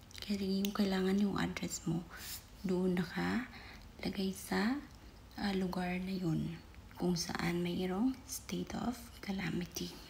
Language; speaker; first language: Filipino; non-native, local second language; Waray